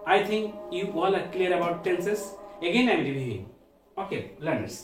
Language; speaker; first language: English; non-native, local second language; Bangla